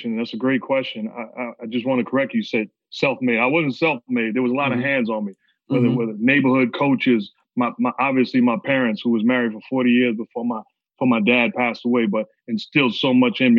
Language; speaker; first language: English; native; English